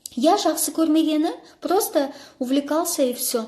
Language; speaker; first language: Russian; non-native, local second language; Kazakh